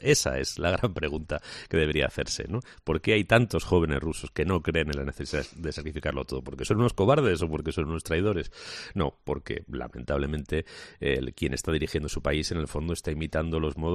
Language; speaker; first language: Spanish; native; Spanish